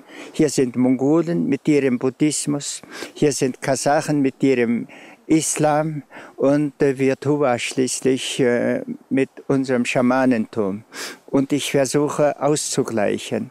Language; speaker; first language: German; non-native, fluent; Tuvinian